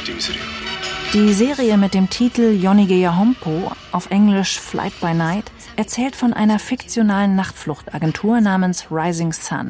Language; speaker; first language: German; native; German